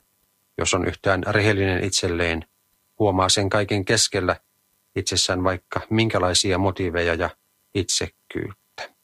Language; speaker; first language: Finnish; native; Finnish